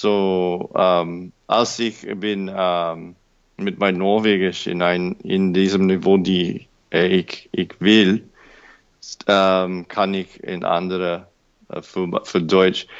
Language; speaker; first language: German; non-native, learner; English